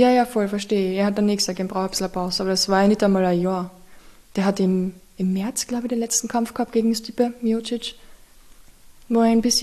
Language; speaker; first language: German; native; German